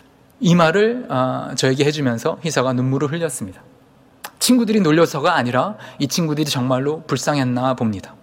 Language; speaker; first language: Korean; native; Korean